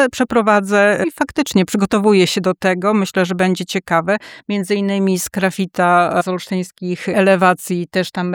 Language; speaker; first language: Polish; native; Polish